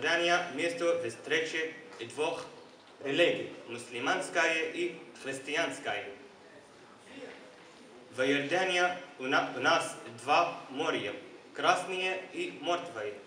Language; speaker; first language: Russian; non-native, learner; Arabic